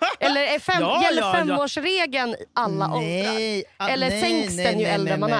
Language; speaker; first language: Swedish; native; Swedish